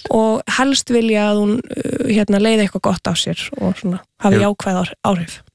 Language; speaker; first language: Icelandic; native; Icelandic